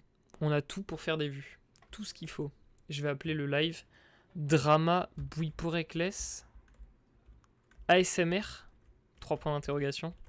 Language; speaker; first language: French; native; French